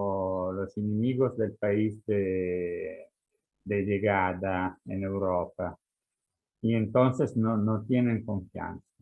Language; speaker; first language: Spanish; non-native, fluent; Italian